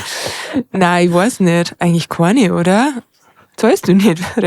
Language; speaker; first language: German; native; German